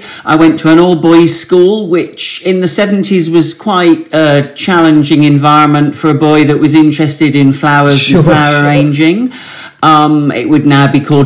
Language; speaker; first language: English; native; English